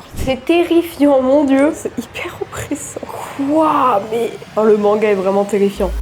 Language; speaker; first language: French; native; French